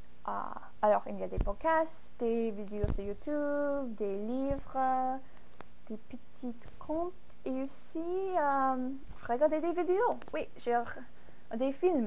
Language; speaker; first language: French; non-native, fluent; English